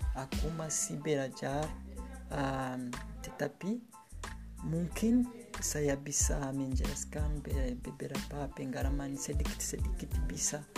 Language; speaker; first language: Indonesian; non-native, learner; Kinyarwanda